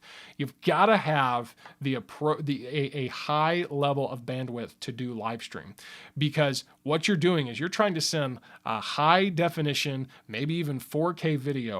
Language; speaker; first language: English; native; English